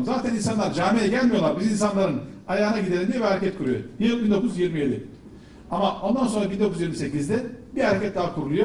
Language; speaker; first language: Turkish; native; Turkish